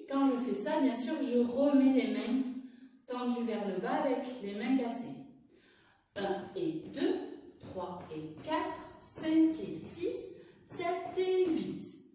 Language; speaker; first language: French; native; French